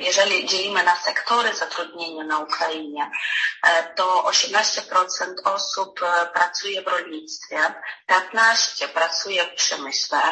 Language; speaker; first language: Polish; non-native, fluent; Ukrainian